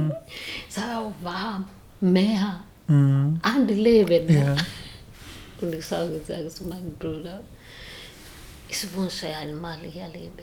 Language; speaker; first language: German; non-native, learner; Swahili